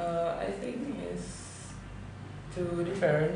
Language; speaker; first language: English; non-native, learner; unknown